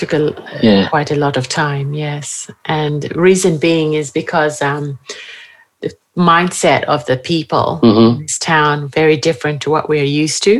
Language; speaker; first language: English; native; English